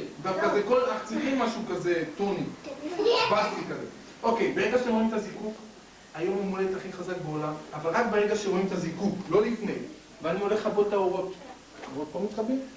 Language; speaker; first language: Hebrew; native; Hebrew